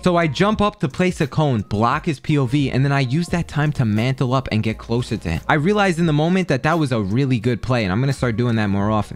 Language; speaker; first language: English; native; English